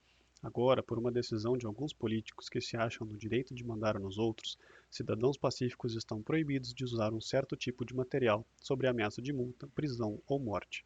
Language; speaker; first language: Portuguese; native; Portuguese